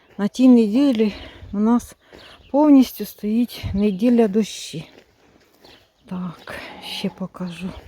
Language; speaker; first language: Ukrainian; native; Ukrainian